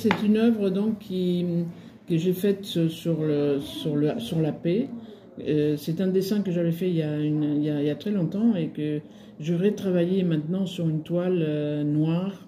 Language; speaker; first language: French; early bilingual, other home language; Spanish